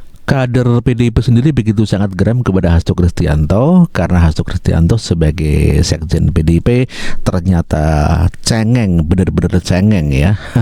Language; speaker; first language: Indonesian; native; Indonesian